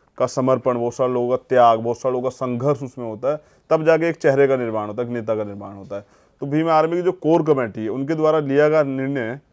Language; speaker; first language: Hindi; native; Hindi